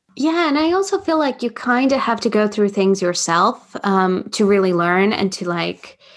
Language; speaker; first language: English; non-native, fluent; Latvian